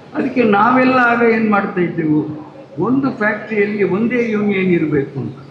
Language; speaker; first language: Kannada; non-native, local second language; Tulu